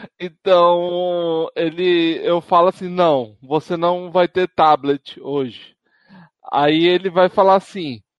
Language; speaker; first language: Portuguese; native; Portuguese